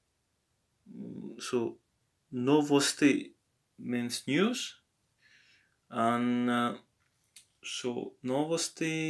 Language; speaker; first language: Russian; non-native, learner; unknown